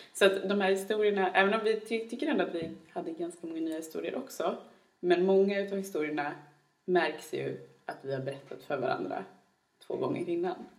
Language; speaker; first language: Swedish; native; Swedish